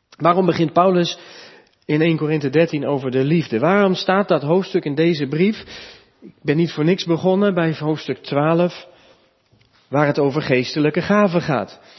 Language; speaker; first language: Dutch; native; Dutch